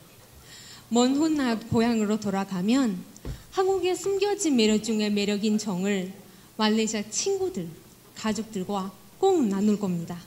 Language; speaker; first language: Korean; non-native, fluent; Chinese